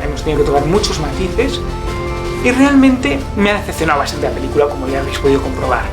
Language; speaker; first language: Spanish; native; Spanish